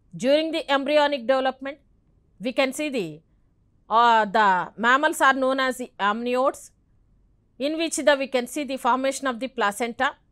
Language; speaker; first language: English; non-native, local second language; Telugu